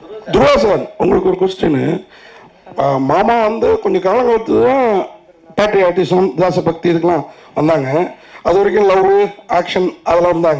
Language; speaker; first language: Tamil; native; Tamil